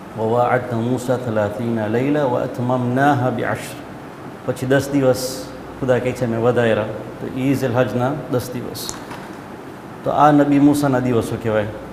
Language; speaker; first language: Gujarati; early bilingual, heritage; Gujarati